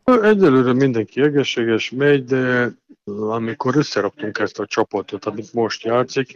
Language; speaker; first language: Hungarian; non-native, learner; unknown